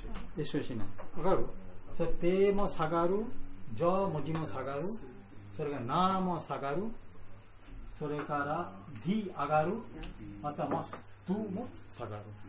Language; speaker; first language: Japanese; non-native, learner; Bangla